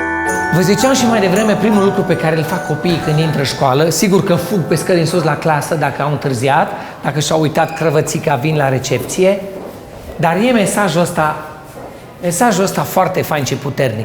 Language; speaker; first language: Romanian; native; Romanian